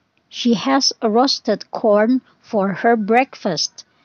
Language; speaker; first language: English; non-native, fluent; Indonesian